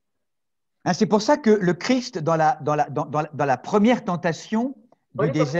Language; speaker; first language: French; native; French